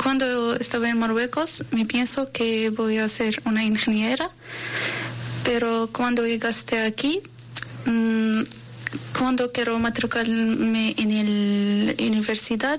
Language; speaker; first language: Spanish; non-native, learner; Arabic